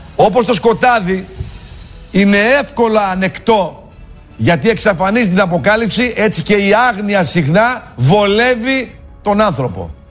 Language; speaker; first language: Greek; native; Greek